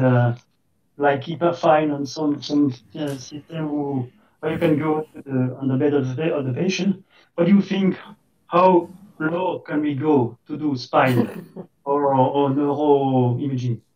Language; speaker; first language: English; non-native, fluent; French